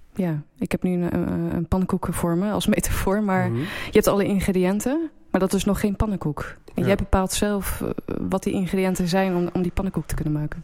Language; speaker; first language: Dutch; native; Dutch